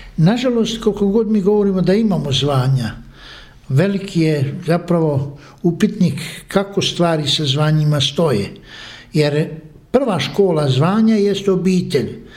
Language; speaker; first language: Croatian; native; Croatian